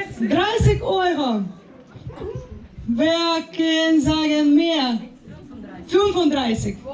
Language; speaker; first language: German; non-native, learner; Ukrainian